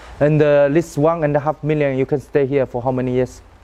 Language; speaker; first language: English; non-native, learner; Chinese